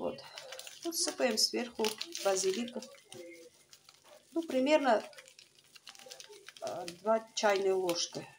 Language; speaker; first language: Russian; non-native, learner; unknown